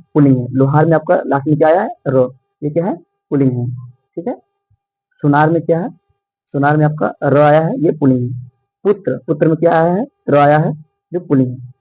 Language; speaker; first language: Hindi; native; Hindi